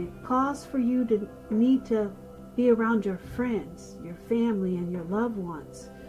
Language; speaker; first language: English; native; English